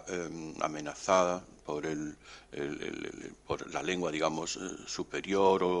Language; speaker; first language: Spanish; native; Spanish